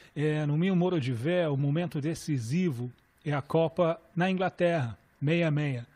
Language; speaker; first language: Portuguese; non-native, fluent; English